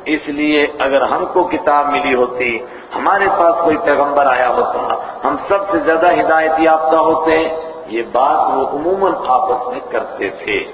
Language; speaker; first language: Urdu; native; Urdu